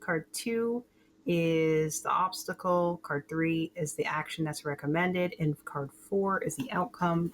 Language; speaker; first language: English; native; English